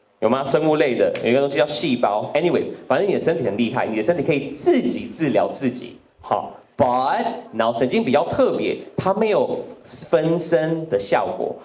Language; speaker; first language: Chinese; non-native, fluent; English